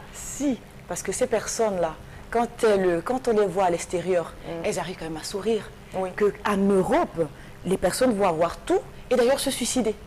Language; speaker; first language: French; native; French